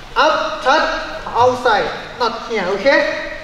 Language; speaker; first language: English; non-native, learner; Thai